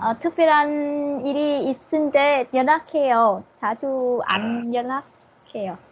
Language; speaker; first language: Korean; non-native, learner; Vietnamese